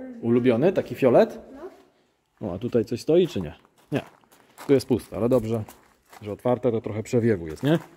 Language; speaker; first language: Polish; native; Polish